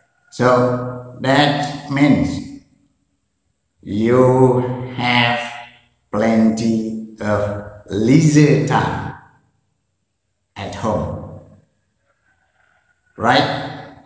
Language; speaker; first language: English; non-native, fluent; Indonesian